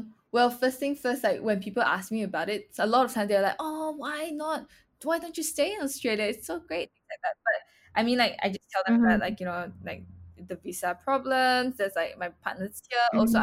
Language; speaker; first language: English; non-native, local second language; Chinese